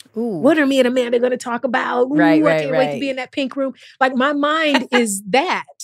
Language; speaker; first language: English; native; English